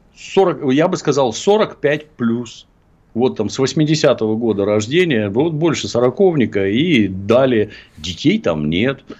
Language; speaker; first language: Russian; native; Russian